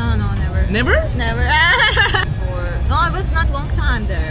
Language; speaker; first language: English; non-native, learner; Russian